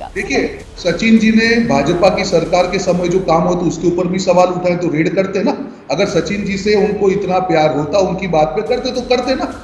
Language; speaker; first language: Hindi; non-native, local second language; Gujarati